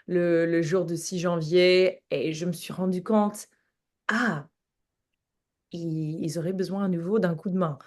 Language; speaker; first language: French; non-native, fluent; English